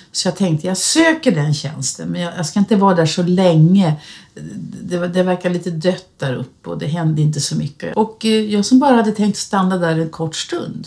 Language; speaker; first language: Swedish; native; Swedish